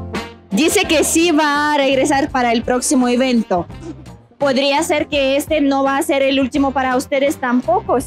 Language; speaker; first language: Spanish; non-native, fluent; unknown